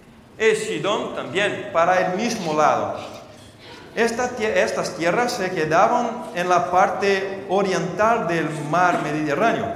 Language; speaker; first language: Spanish; non-native, fluent; Portuguese